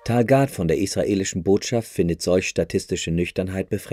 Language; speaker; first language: German; native; German